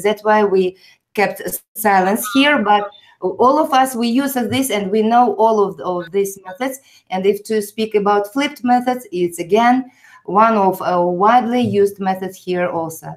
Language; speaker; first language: English; non-native, fluent; Uzbek